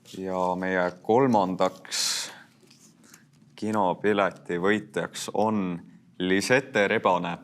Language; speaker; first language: Estonian; native; Estonian